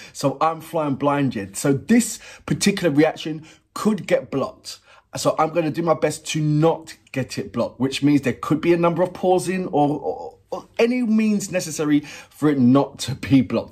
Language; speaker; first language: English; native; English